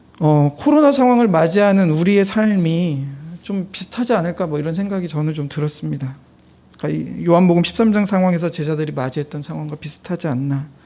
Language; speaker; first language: Korean; native; Korean